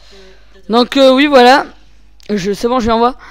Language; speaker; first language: French; native; French